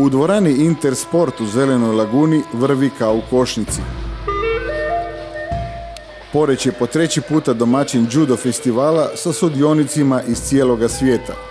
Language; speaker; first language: Croatian; native; Croatian